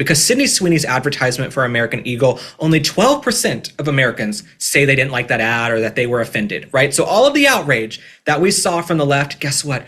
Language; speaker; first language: English; native; English